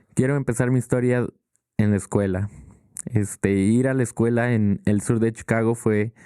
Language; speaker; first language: Spanish; early bilingual, heritage; Spanish